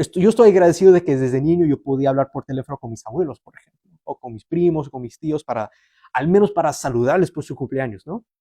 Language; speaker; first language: Spanish; early bilingual, heritage; Spanish